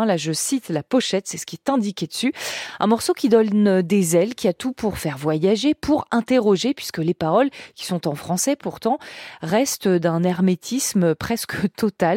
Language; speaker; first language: French; native; French